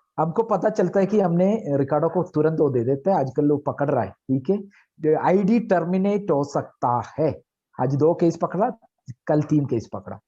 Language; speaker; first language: Hindi; non-native, local second language; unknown